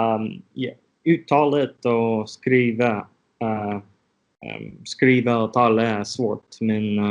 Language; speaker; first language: Swedish; non-native, learner; English